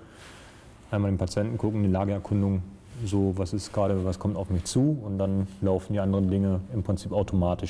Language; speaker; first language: German; native; German